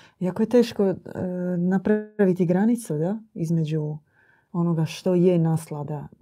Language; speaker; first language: Croatian; native; Croatian